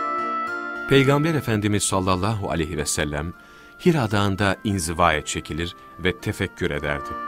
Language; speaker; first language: Turkish; native; Turkish